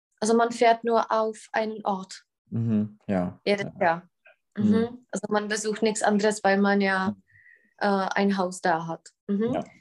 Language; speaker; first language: German; non-native, fluent; Czech